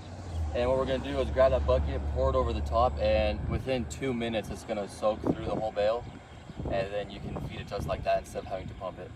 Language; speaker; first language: English; native; English